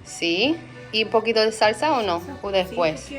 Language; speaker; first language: Spanish; non-native, learner; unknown